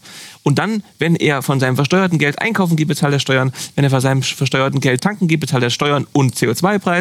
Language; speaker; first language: German; native; German